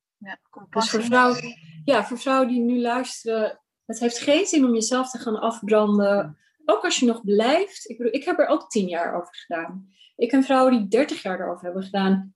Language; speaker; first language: Dutch; early bilingual, other home language; Urdu